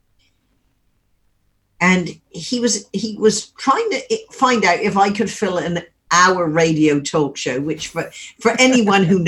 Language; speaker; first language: English; native; English